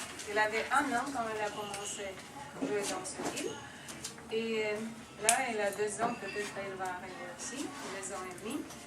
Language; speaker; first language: French; non-native, fluent; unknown